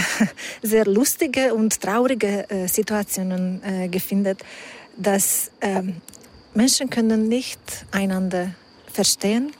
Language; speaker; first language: German; non-native, fluent; Hungarian